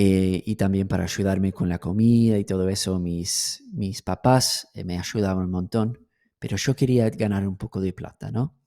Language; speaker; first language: Spanish; non-native, fluent; English